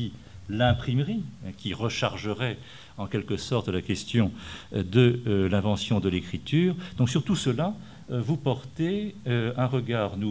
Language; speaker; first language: French; native; French